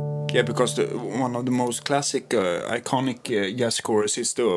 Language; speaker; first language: English; non-native, fluent; Swedish